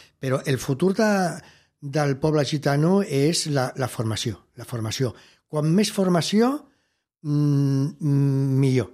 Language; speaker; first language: Catalan; non-native, local second language; Spanish